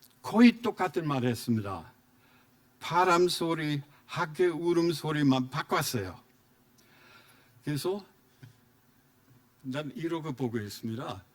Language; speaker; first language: Korean; non-native, fluent; German